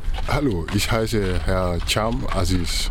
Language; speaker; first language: German; non-native, learner; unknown